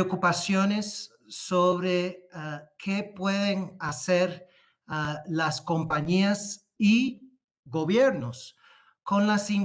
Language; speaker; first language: Spanish; non-native, fluent; English